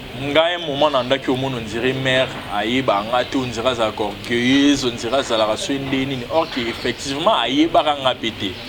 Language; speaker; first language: Lingala; native; Lingala